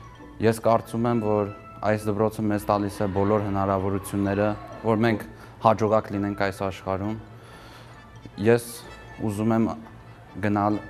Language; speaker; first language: Armenian; early bilingual, heritage; Armenian